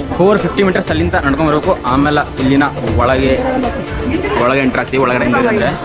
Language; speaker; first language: Kannada; native; Kannada